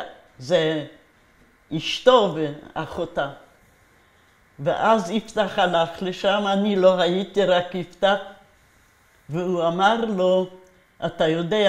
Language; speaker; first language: Hebrew; non-native, fluent; Polish